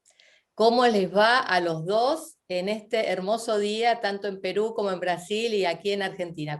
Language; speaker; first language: Spanish; native; Spanish